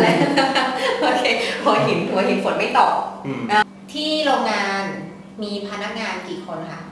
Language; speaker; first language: Thai; native; Thai